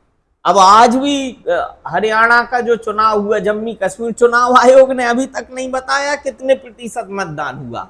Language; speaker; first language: Hindi; native; Hindi